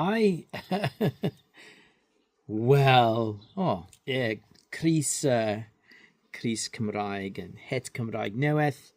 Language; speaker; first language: Welsh; non-native, learner; English